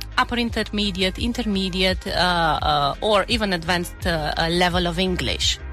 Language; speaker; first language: English; non-native, fluent; Romanian